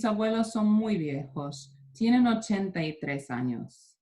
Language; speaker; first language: Spanish; non-native, fluent; English